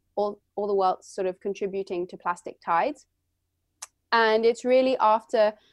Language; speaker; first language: English; native; English